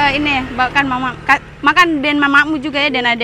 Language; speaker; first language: Indonesian; native; Indonesian